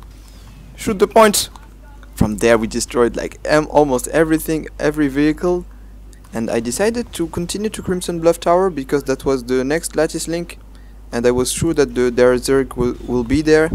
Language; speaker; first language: English; non-native, fluent; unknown